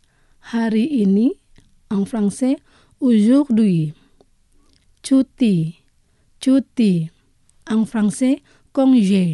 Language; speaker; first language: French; non-native, fluent; Indonesian